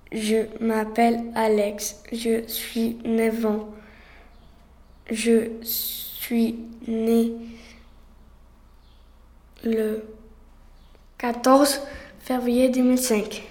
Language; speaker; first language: French; early bilingual, other home language; Turkish